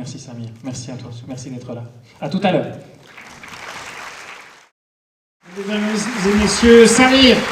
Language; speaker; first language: French; native; French